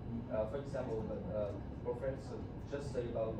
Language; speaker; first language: English; non-native, learner; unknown